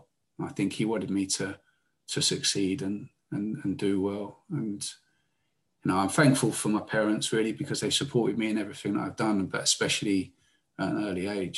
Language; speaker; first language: English; native; English